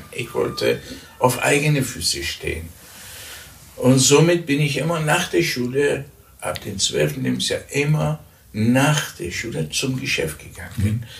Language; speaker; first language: German; early bilingual, other home language; Persian